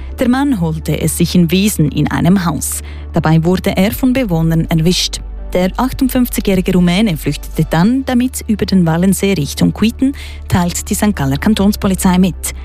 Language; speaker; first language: German; native; German